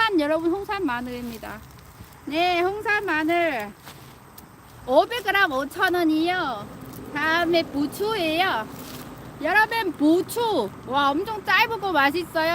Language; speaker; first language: Korean; non-native, fluent; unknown